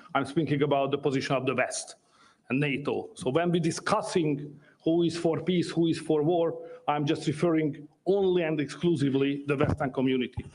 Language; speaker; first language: English; non-native, fluent; Hungarian